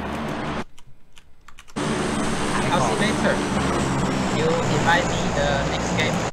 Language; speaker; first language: English; non-native, learner; Chinese